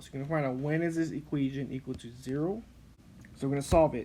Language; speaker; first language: English; native; English